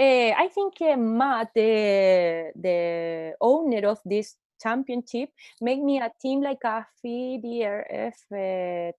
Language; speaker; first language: English; non-native, learner; Spanish